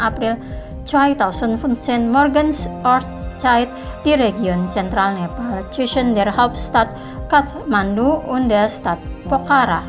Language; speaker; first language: German; non-native, fluent; Indonesian